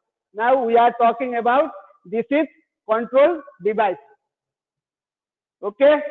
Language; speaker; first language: English; non-native, learner; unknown